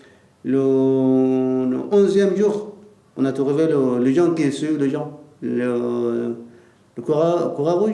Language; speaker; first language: French; non-native, learner; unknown